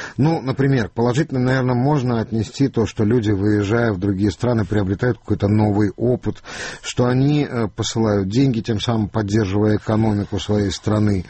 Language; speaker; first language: Russian; native; Russian